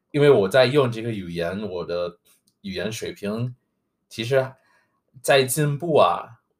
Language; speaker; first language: Chinese; non-native, fluent; English